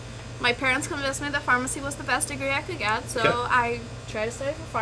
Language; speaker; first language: English; non-native, fluent; Albanian